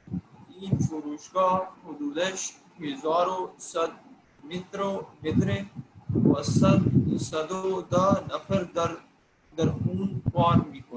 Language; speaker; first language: Persian; non-native, learner; Urdu